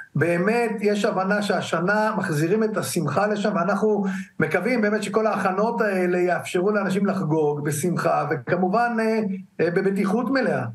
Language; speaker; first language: Hebrew; native; Hebrew